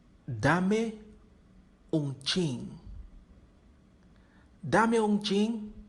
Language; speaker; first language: Spanish; non-native, learner; Haitian Creole